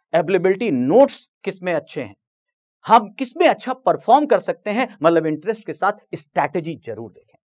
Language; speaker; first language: Hindi; native; Hindi